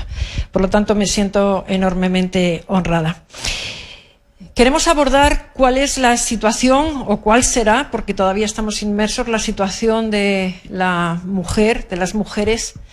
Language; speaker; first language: Spanish; native; Spanish